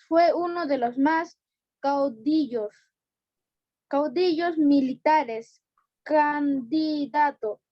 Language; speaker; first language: Spanish; native; Spanish